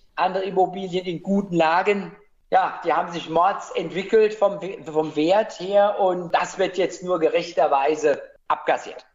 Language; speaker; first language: German; native; German